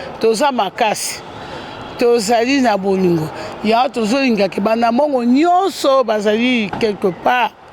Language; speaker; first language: Lingala; native; Lingala